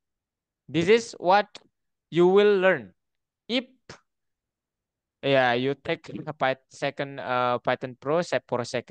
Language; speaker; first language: English; non-native, fluent; Indonesian